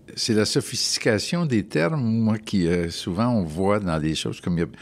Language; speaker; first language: French; native; French